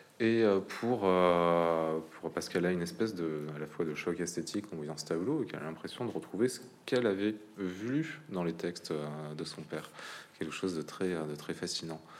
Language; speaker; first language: French; native; French